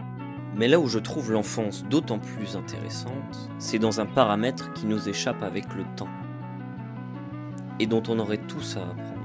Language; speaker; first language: French; native; French